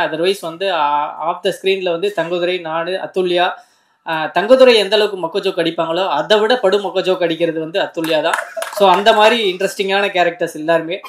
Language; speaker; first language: Tamil; native; Tamil